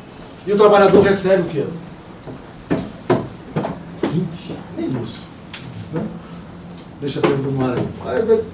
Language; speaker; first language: Portuguese; native; Portuguese